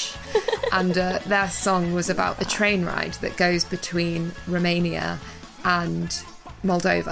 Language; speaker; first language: English; native; English